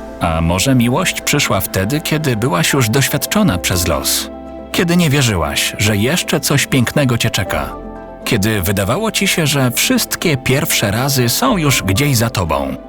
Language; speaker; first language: Polish; native; Polish